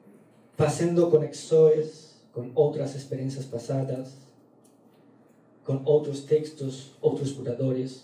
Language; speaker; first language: Portuguese; non-native, learner; Galician